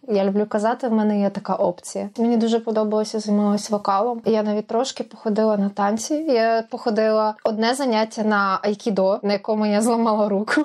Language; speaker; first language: Ukrainian; native; Ukrainian